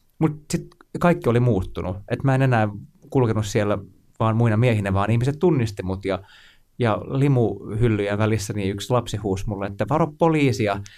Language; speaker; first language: Finnish; non-native, local second language; Swedish